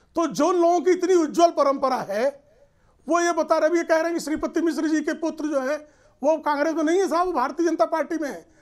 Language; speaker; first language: Hindi; native; Hindi